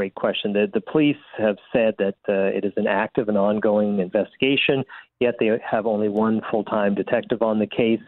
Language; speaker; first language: English; native; English